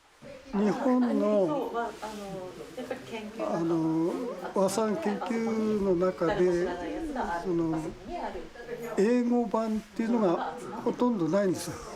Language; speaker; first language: Japanese; native; Japanese